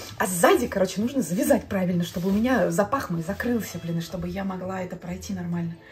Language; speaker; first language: Russian; non-native, local second language; Latvian